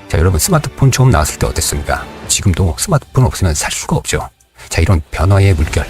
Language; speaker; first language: Korean; native; Korean